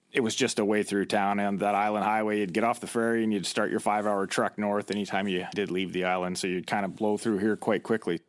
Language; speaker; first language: English; native; English